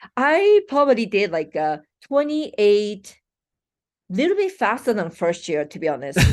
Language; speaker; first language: English; non-native, fluent; Japanese